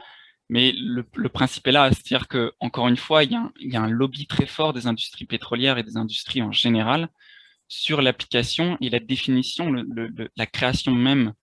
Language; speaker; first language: French; native; French